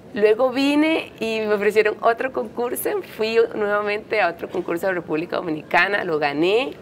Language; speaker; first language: Spanish; native; Spanish